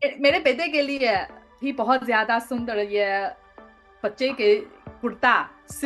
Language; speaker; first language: Hindi; non-native, learner; Chinese